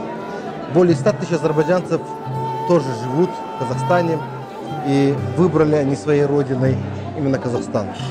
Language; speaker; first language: Russian; non-native, fluent; Azerbaijani